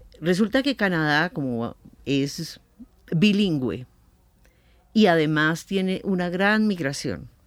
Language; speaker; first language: Spanish; native; Spanish